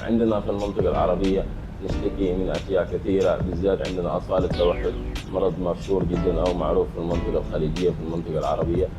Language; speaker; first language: Arabic; native; Arabic